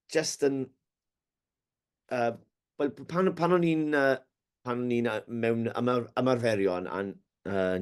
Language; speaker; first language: Welsh; non-native, learner; English